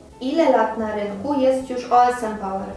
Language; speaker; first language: Polish; native; Polish